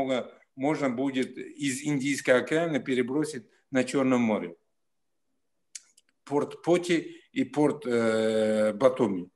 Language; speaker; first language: Russian; non-native, fluent; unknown